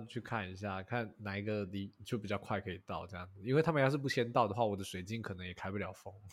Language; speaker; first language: Chinese; native; Chinese